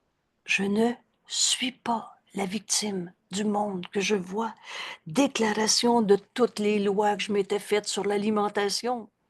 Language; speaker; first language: French; native; French